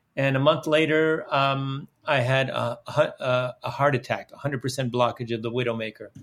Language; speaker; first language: English; early bilingual, other home language; Dutch